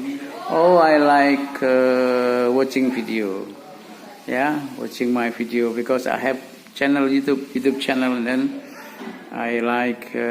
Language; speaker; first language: English; non-native, learner; Indonesian